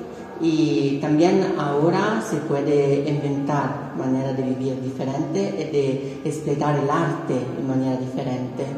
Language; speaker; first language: Spanish; non-native, fluent; Italian